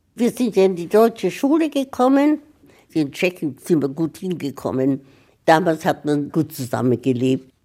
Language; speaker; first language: German; early bilingual, heritage; Czech